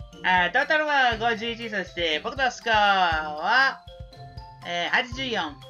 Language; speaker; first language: Japanese; non-native, learner; Spanish